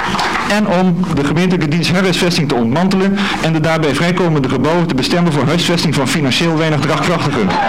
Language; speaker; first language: Dutch; native; Dutch